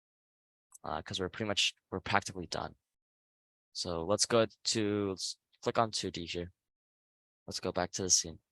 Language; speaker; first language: English; native; English